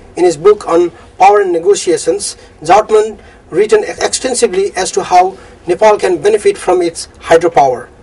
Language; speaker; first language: English; non-native, local second language; Nepali